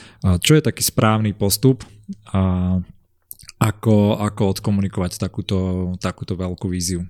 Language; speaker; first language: Slovak; native; Slovak